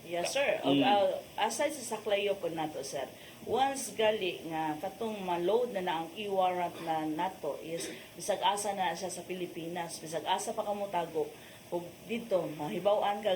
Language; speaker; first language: Cebuano; native; Cebuano